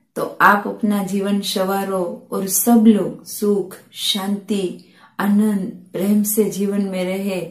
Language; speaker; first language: Hindi; non-native, local second language; Gujarati